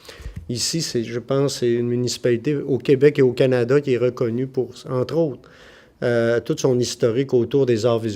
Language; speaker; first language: French; native; French